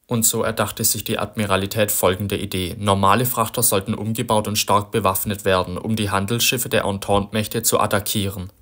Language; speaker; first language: German; native; German